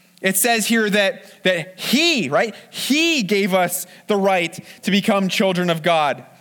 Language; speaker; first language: English; native; English